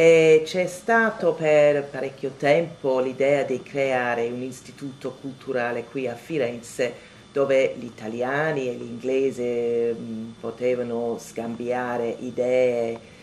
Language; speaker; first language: Italian; non-native, fluent; English